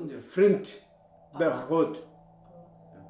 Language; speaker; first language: Dutch; non-native, learner; Turkish